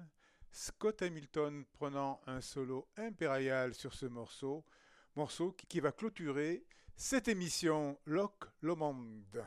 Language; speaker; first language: French; native; French